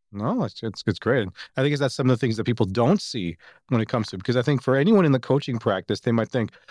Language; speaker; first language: English; native; English